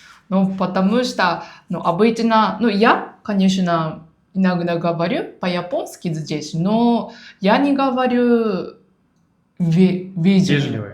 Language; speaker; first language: Russian; non-native, learner; Japanese